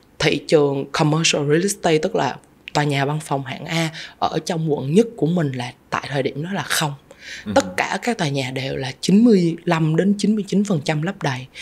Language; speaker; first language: Vietnamese; native; Vietnamese